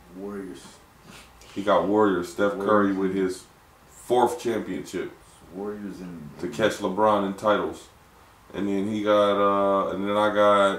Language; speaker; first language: English; native; English